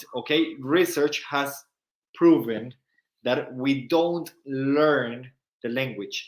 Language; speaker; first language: English; non-native, fluent; Spanish